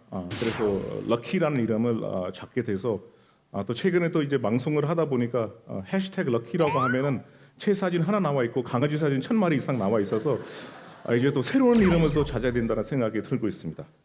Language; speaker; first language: Korean; non-native, fluent; Hindi